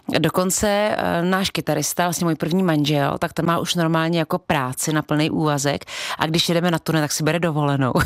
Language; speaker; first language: Czech; native; Czech